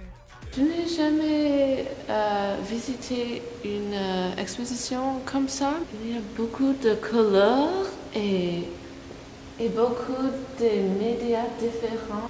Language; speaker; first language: French; non-native, learner; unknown